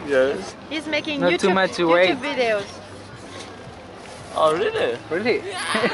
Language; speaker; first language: English; non-native, learner; Spanish